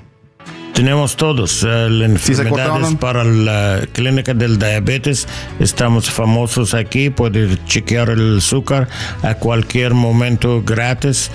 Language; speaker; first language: Spanish; non-native, learner; English